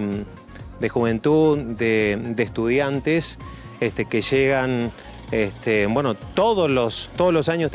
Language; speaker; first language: Spanish; native; Spanish